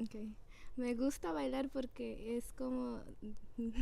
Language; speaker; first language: Spanish; early bilingual, heritage; Spanish